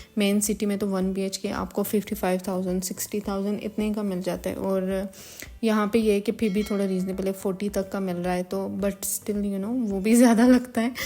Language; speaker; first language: Urdu; native; Urdu